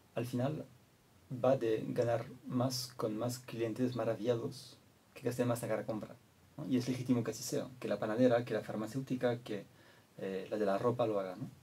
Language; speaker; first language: Spanish; non-native, fluent; French